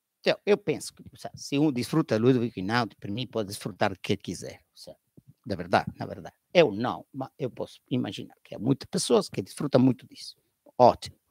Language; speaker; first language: Portuguese; non-native, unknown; Italian